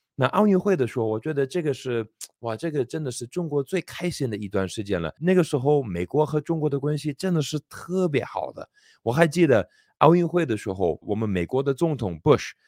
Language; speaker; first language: Chinese; non-native, fluent; English